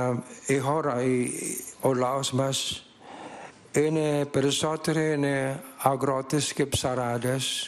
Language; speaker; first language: Greek; non-native, learner; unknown